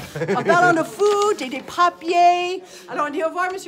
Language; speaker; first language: French; non-native, fluent; English